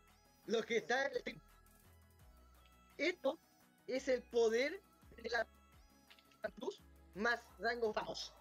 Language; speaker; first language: Spanish; native; Spanish